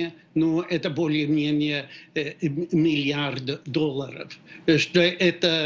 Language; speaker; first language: Russian; non-native, fluent; Swedish